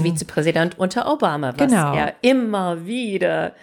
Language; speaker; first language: German; non-native, fluent; English